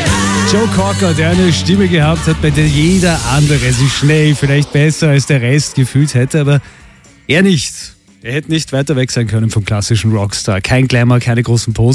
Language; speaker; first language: German; native; German